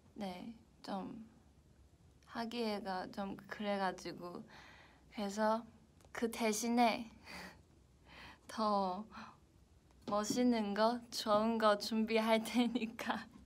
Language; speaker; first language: Korean; non-native, fluent; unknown